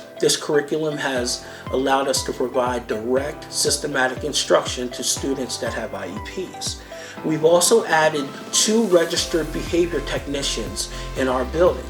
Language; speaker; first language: English; native; English